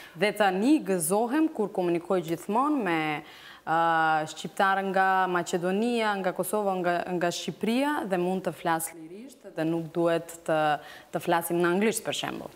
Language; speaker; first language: Albanian; non-native, fluent; Macedonian